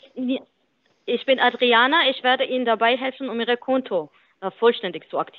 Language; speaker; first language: German; non-native, learner; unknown